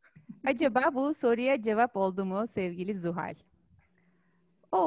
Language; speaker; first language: Turkish; native; Turkish